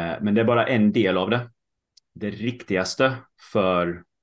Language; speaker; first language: Swedish; early bilingual, heritage; Swedish